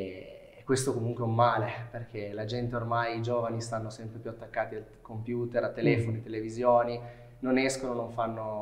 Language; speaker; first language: Italian; native; Italian